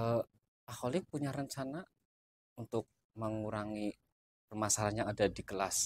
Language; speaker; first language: Indonesian; native; Indonesian